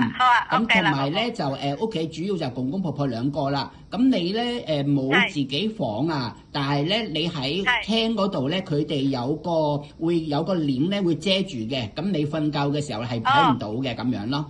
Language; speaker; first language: Cantonese; native; Cantonese